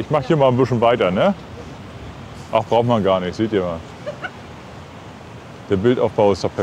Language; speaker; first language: German; native; German